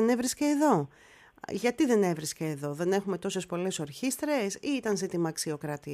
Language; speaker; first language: Greek; native; Greek